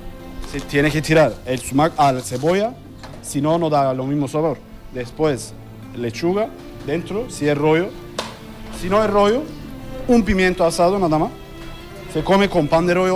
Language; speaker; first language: Spanish; non-native, learner; Turkish